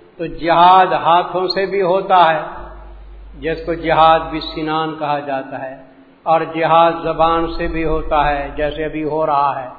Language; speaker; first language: Urdu; non-native, local second language; Punjabi